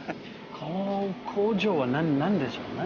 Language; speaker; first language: Japanese; non-native, learner; English